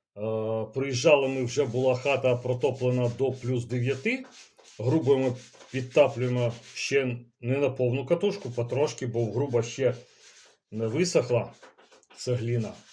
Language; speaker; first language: Ukrainian; non-native, local second language; Russian